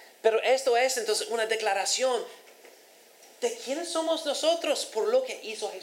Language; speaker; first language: Spanish; non-native, fluent; English